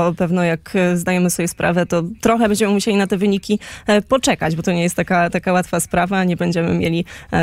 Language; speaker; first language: Polish; native; Polish